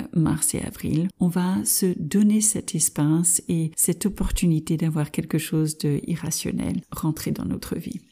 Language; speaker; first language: French; non-native, fluent; English